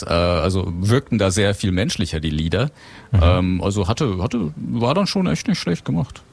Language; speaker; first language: German; native; German